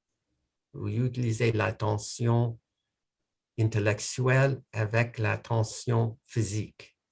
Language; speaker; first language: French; non-native, local second language; English